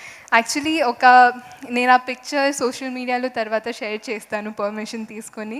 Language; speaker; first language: Telugu; non-native, fluent; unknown